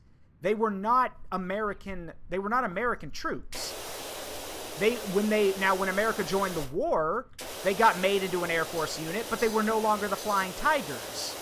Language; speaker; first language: English; native; English